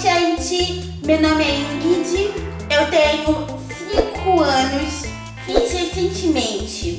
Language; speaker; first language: Portuguese; native; Portuguese